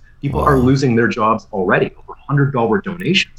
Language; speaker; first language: English; native; English